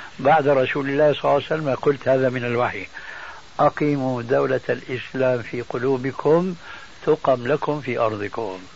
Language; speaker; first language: Arabic; early bilingual, other home language; Albanian